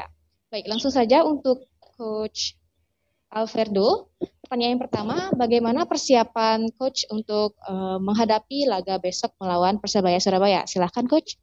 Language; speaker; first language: Indonesian; native; Indonesian